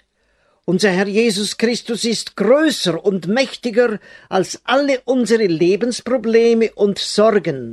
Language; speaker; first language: German; native; German